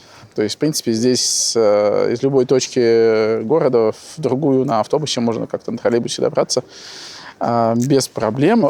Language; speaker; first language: Russian; native; Russian